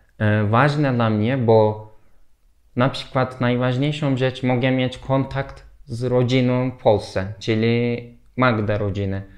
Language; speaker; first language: Polish; non-native, learner; Turkish